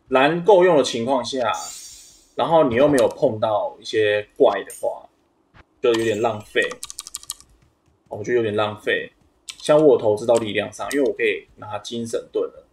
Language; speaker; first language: Chinese; native; Chinese